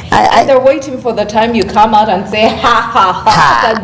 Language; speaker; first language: English; non-native, local second language; Ganda